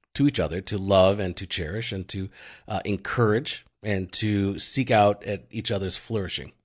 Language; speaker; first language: English; native; English